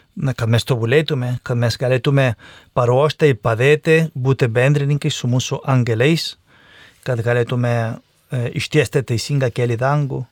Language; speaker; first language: Lithuanian; non-native, fluent; Spanish